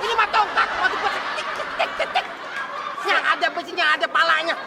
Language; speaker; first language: Indonesian; native; Indonesian